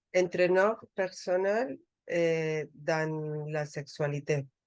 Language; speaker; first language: French; non-native, learner; Spanish